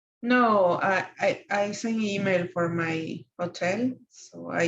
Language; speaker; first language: English; non-native, learner; Spanish